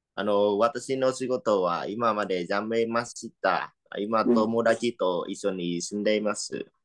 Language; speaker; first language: Japanese; non-native, learner; Vietnamese